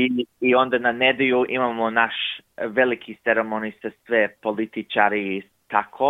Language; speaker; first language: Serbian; early bilingual, heritage; English